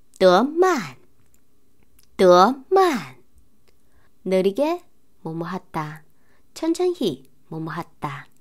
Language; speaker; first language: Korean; non-native, fluent; Chinese